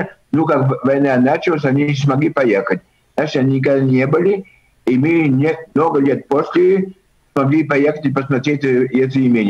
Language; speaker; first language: Russian; early bilingual, heritage; Russian